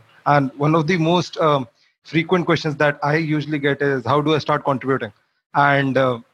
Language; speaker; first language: English; non-native, local second language; Hindi